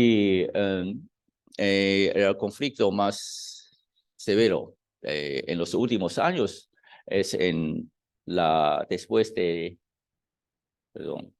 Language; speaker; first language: Spanish; non-native, fluent; Chinese